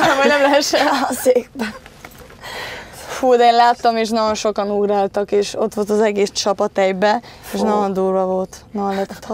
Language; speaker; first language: Hungarian; early bilingual, heritage; Spanish